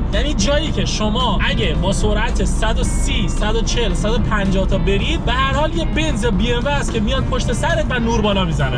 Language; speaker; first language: Persian; native; Persian